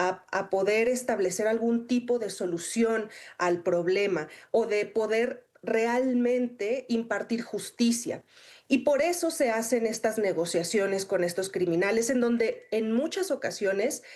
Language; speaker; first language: Spanish; native; Spanish